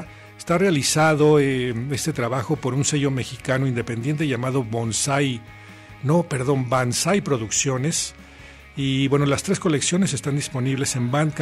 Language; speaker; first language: Spanish; native; Spanish